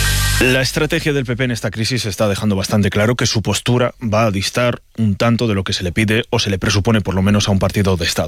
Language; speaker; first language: Spanish; native; Spanish